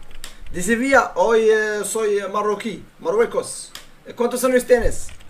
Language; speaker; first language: Spanish; non-native, learner; Arabic